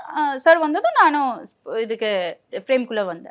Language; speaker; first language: Tamil; non-native, local second language; Bangla